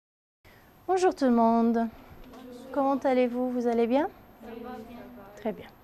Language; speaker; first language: French; non-native, fluent; Arabic